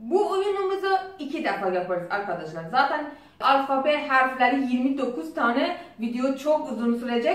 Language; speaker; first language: Turkish; non-native, learner; Azerbaijani